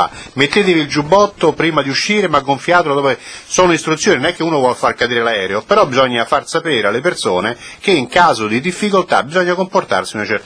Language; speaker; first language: Italian; native; Italian